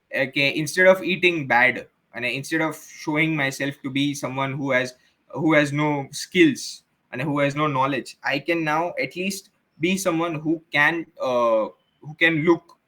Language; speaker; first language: English; non-native, local second language; Gujarati